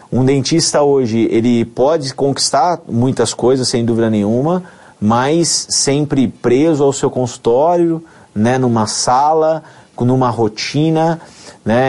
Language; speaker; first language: Portuguese; native; Portuguese